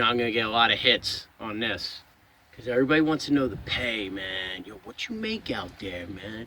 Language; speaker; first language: English; native; English